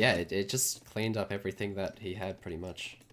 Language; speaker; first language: English; native; English